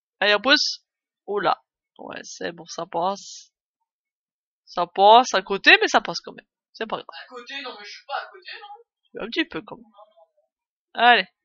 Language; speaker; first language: French; native; French